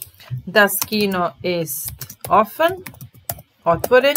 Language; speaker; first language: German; non-native, fluent; Serbian